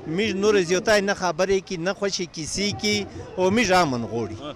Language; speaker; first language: Pashto; native; Pashto